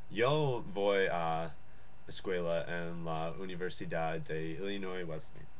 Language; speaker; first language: Spanish; non-native, learner; English